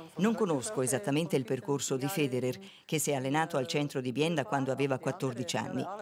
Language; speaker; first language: Italian; native; Italian